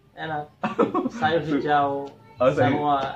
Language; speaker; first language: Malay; non-native, learner; Turkish